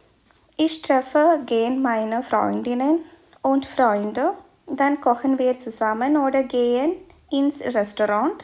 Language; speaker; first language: German; non-native, fluent; Malayalam